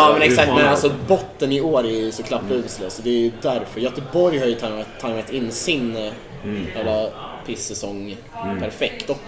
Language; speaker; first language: Swedish; native; Swedish